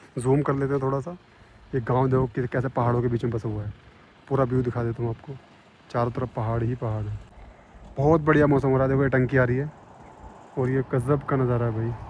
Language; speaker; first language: Hindi; native; Hindi